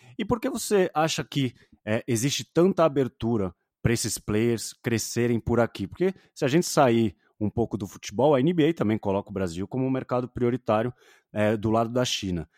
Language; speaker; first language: Portuguese; native; Portuguese